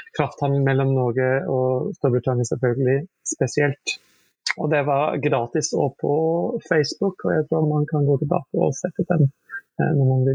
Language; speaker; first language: Norwegian; non-native, fluent; English